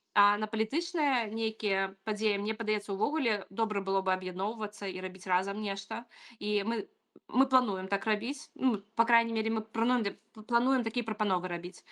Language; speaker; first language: Belarusian; non-native, local second language; Russian